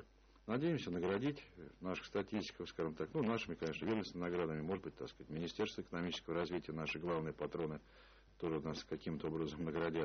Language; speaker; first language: Russian; native; Russian